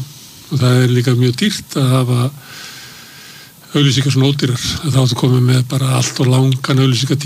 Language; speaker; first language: Icelandic; native; Icelandic